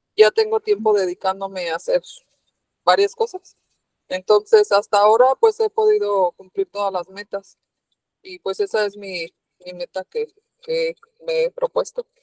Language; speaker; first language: Spanish; native; Spanish